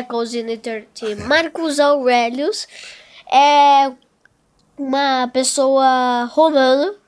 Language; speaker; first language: Portuguese; non-native, local second language; English